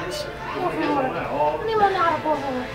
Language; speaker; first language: Spanish; non-native, learner; English